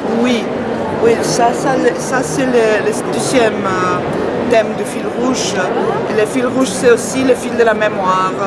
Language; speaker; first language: French; non-native, fluent; Spanish